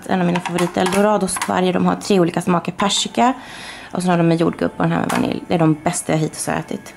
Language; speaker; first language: Swedish; native; Swedish